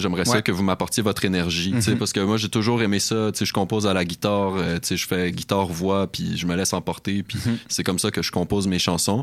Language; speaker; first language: French; native; French